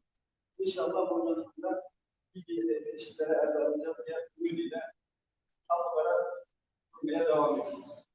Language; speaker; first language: Turkish; non-native, fluent; Uyghur